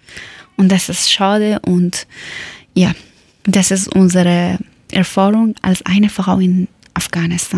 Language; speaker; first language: German; non-native, local second language; Persian